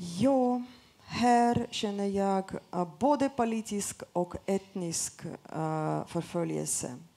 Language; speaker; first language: Swedish; non-native, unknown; Russian